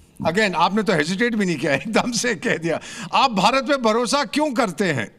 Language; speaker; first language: Hindi; native; Hindi